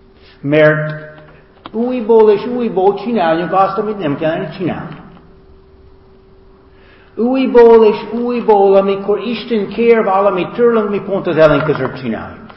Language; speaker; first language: Hungarian; non-native, fluent; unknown